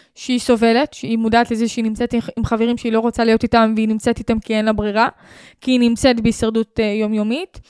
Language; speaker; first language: Hebrew; native; Hebrew